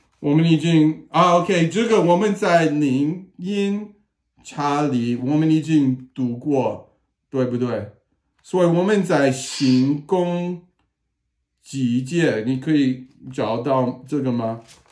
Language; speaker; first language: Chinese; non-native, learner; English